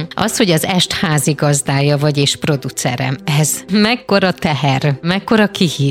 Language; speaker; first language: Hungarian; native; Hungarian